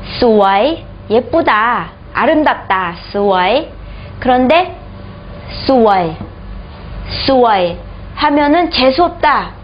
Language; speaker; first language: Korean; native; Korean